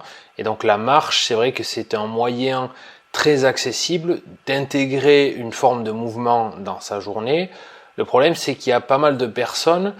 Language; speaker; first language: French; native; French